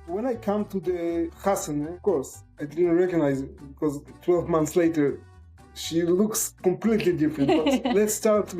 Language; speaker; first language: English; non-native, learner; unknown